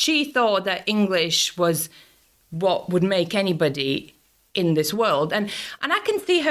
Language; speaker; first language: English; non-native, fluent; Latvian